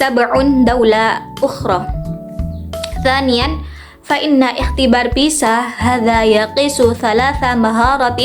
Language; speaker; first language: Arabic; non-native, learner; Indonesian